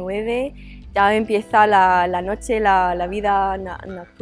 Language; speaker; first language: Spanish; non-native, fluent; English